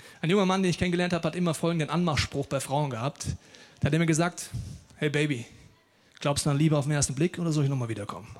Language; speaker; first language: German; native; German